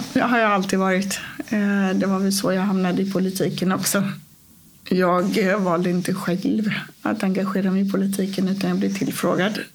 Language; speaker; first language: Swedish; native; Swedish